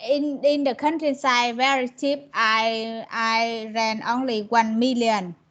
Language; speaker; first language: English; non-native, learner; Vietnamese